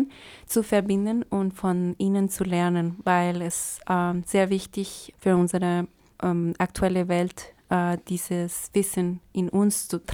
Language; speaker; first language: German; non-native, fluent; Spanish